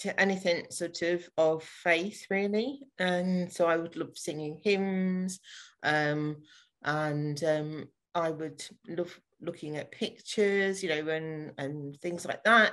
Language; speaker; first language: English; native; English